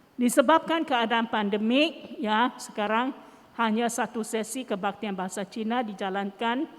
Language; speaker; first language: Malay; non-native, local second language; Chinese